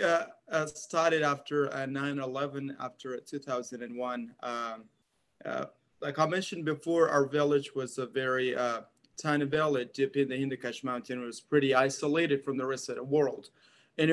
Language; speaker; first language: English; non-native, fluent; Persian